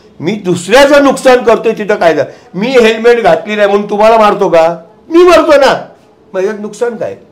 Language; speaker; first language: Marathi; non-native, local second language; Gujarati